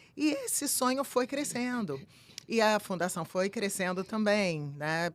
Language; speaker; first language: Portuguese; native; Portuguese